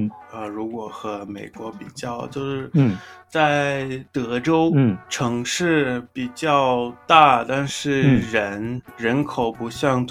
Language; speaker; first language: Chinese; non-native, fluent; English